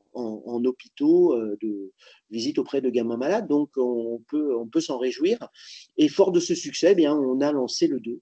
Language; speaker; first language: French; native; French